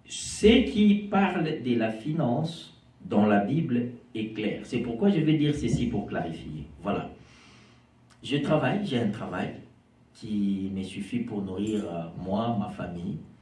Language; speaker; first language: French; non-native, local second language; Lingala